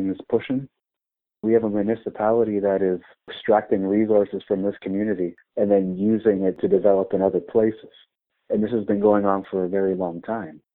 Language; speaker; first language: English; native; English